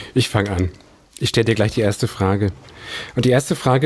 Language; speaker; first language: German; native; German